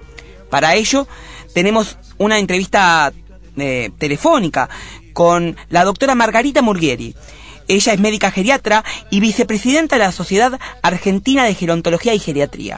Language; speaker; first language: Spanish; native; Spanish